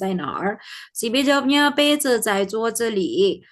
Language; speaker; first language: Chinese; non-native, fluent; Indonesian